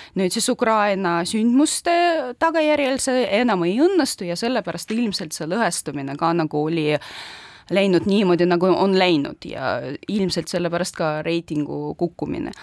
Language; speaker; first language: Estonian; non-native, local second language; Russian